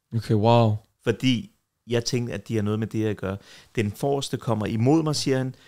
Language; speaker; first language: Danish; early bilingual, other home language; Kurdish